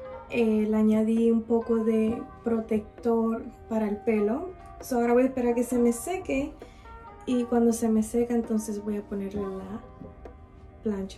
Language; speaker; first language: Spanish; early bilingual, heritage; Spanish